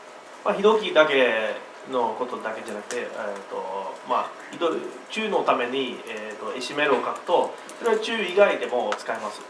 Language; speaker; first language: Japanese; non-native, learner; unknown